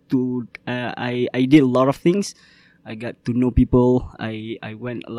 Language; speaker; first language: English; non-native, local second language; Malay